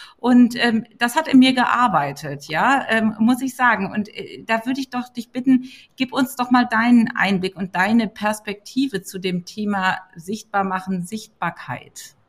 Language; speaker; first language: German; native; German